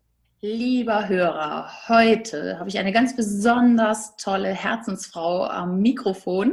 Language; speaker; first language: German; native; German